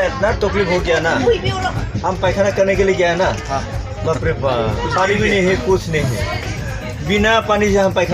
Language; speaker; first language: Hindi; non-native, local second language; Bodo